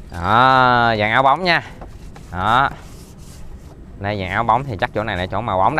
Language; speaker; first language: Vietnamese; native; Vietnamese